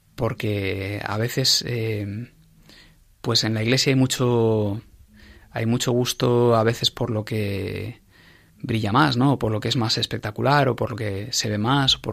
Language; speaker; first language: Spanish; native; Spanish